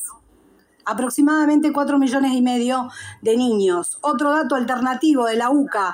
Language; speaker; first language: Spanish; native; Spanish